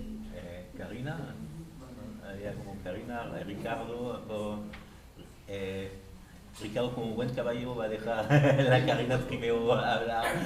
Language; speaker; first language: Spanish; native; Spanish